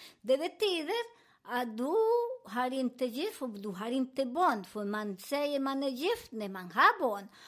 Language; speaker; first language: Swedish; non-native, learner; Spanish